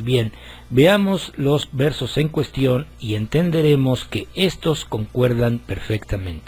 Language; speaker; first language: Spanish; native; Spanish